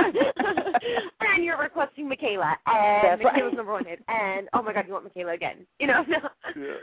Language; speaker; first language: English; native; English